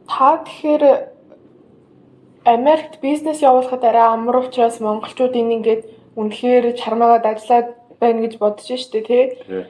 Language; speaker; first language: Mongolian; early bilingual, heritage; Mongolian